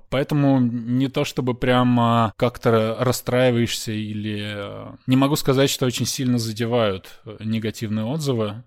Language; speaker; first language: Russian; native; Russian